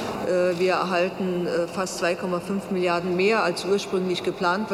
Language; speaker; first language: German; native; German